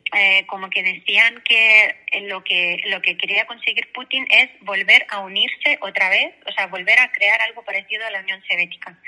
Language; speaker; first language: Spanish; non-native, fluent; Russian